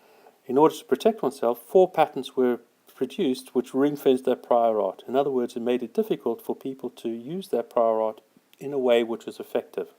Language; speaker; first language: English; native; English